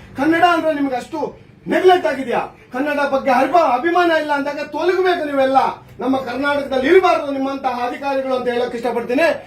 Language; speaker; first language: Kannada; native; Kannada